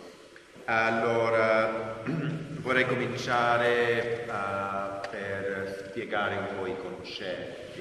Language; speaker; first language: Italian; non-native, fluent; English